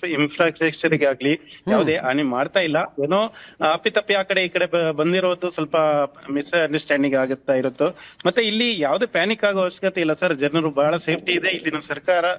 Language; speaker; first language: Kannada; native; Kannada